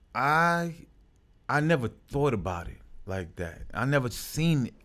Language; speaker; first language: English; native; English